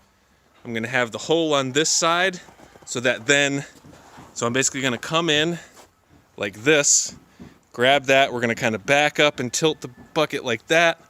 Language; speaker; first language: English; native; English